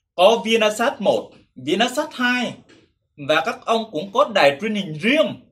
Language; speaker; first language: Vietnamese; non-native, local second language; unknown